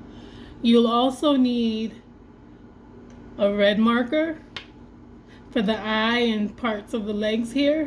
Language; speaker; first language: English; native; English